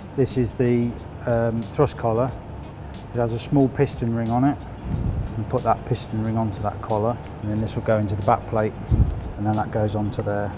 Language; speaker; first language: English; native; English